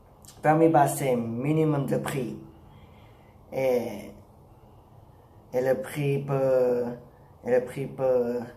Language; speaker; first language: French; non-native, learner; Thai